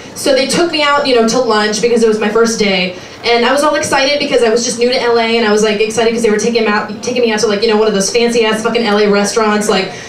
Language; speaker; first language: English; native; English